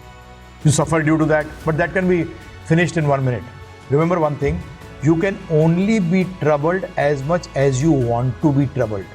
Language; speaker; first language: English; non-native, local second language; Hindi